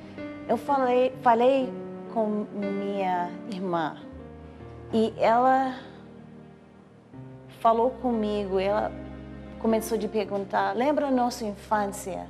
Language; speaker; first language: Portuguese; non-native, learner; English